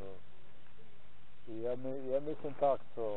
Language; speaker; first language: Polish; non-native, learner; Ukrainian